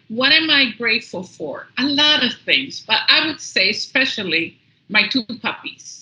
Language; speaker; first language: English; early bilingual, other home language; Spanish